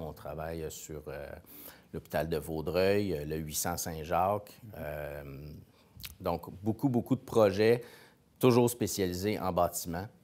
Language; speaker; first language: French; native; French